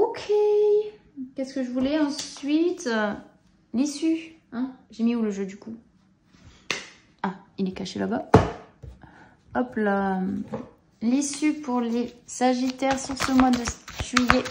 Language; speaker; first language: French; native; French